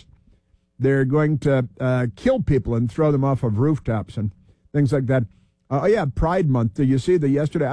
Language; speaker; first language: English; native; English